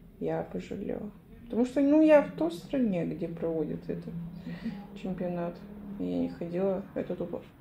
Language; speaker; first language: Russian; non-native, fluent; Spanish